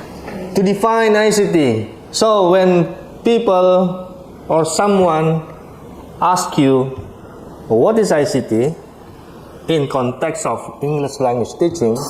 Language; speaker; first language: English; non-native, fluent; Indonesian